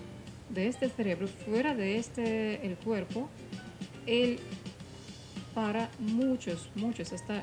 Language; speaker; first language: Spanish; non-native, fluent; Russian